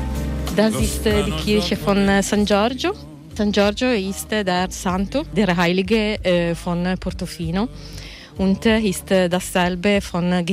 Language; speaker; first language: German; non-native, learner; Italian